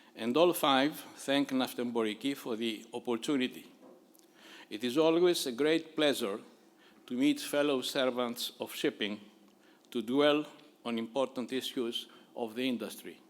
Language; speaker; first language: English; non-native, fluent; Greek